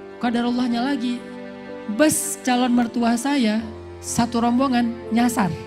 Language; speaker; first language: Indonesian; native; Indonesian